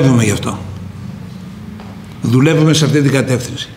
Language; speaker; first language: Greek; native; Greek